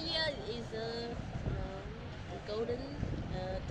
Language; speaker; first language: English; non-native, learner; Vietnamese